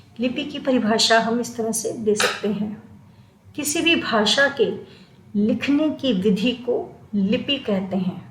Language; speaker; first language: Hindi; native; Hindi